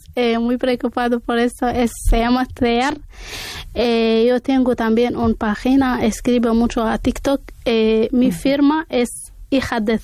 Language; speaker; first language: Spanish; non-native, learner; Arabic